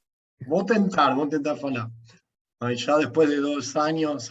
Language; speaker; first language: Portuguese; non-native, learner; Spanish